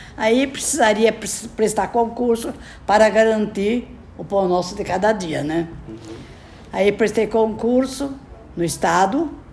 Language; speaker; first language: Portuguese; native; Portuguese